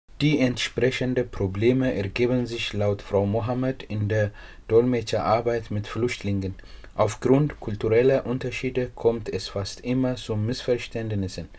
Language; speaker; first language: German; non-native, fluent; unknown